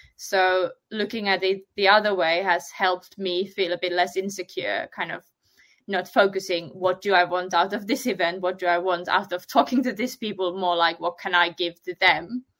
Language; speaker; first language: English; non-native, fluent; Finnish